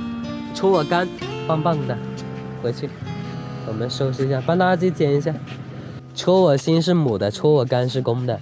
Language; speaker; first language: Chinese; native; Chinese